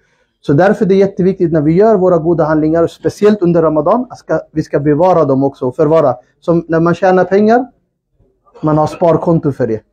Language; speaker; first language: Swedish; non-native, fluent; Urdu